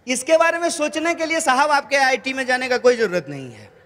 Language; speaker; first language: Hindi; native; Hindi